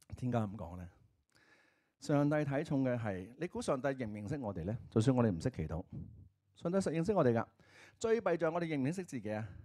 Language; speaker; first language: Cantonese; native; Cantonese